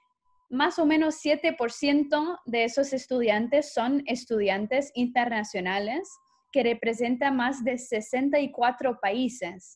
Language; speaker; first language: Spanish; non-native, fluent; English